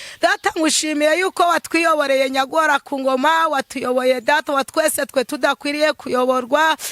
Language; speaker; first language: Kinyarwanda; native; Kinyarwanda